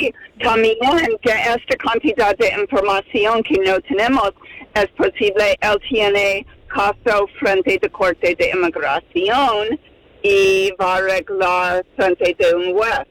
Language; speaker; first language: Spanish; non-native, fluent; English